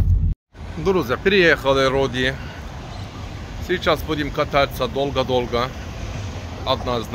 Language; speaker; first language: Russian; non-native, learner; Turkish